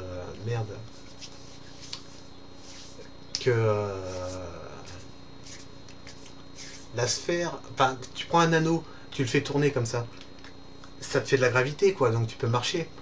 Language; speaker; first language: French; native; French